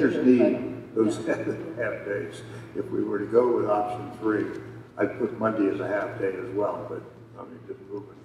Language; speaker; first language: English; native; English